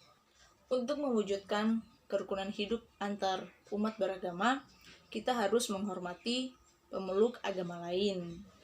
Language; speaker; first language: Indonesian; native; Indonesian